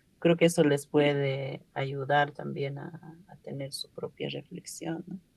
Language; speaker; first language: Spanish; non-native, local second language; Aymara